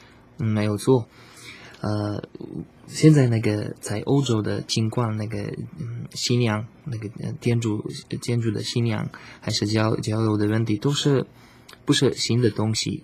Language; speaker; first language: Chinese; non-native, learner; Slovak